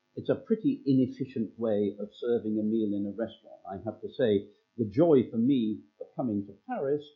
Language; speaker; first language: English; native; English